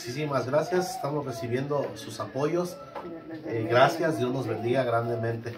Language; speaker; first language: Spanish; native; Spanish